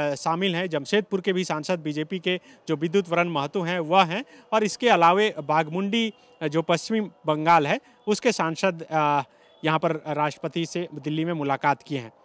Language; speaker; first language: Hindi; native; Hindi